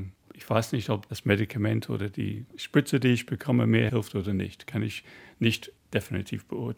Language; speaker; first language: German; non-native, fluent; English